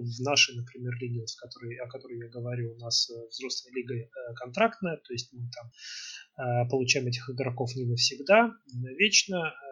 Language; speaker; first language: Russian; native; Russian